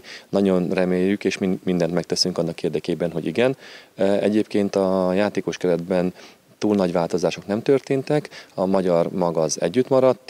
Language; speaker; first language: Hungarian; native; Hungarian